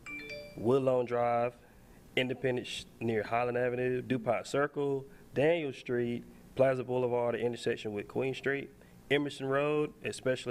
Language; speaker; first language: English; native; English